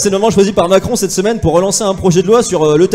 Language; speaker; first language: French; native; French